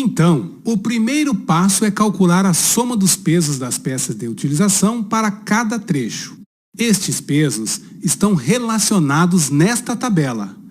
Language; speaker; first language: Portuguese; native; Portuguese